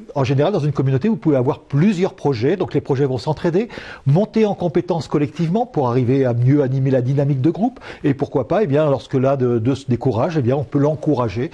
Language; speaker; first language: French; native; French